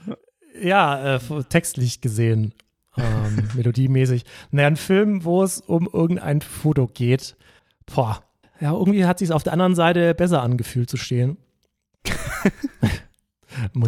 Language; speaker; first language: German; native; German